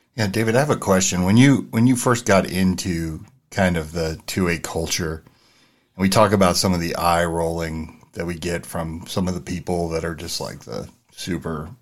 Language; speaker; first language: English; native; English